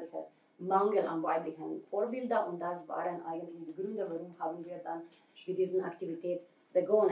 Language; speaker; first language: German; non-native, fluent; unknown